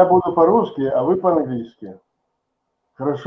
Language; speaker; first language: Russian; native; Russian